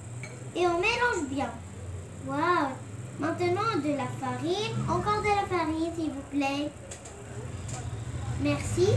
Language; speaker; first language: French; non-native, local second language; Arabic